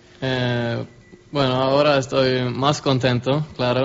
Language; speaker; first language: Spanish; non-native, learner; Swedish